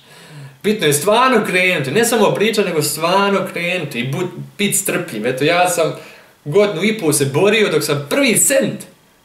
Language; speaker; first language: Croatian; early bilingual, heritage; German